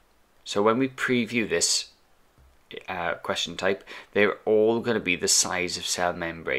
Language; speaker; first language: English; native; English